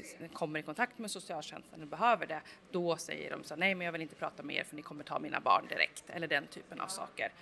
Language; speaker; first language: Swedish; native; Swedish